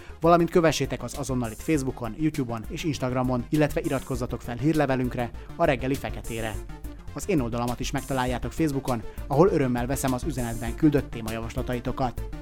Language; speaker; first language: Hungarian; native; Hungarian